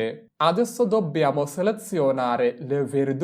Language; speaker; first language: Italian; non-native, fluent; Bangla